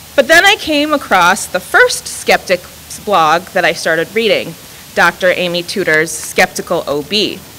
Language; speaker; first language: English; native; English